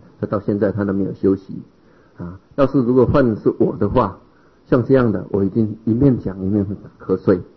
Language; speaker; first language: Chinese; native; Chinese